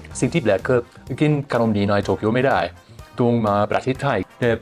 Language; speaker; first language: Thai; non-native, fluent; English